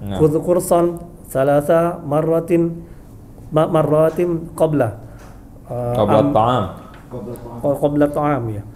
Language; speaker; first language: Arabic; non-native, learner; Indonesian